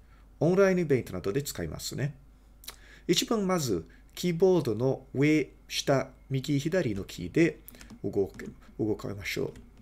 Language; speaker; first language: Japanese; non-native, fluent; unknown